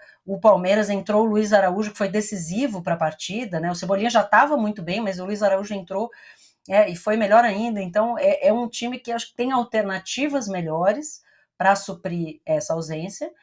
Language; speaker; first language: Portuguese; native; Portuguese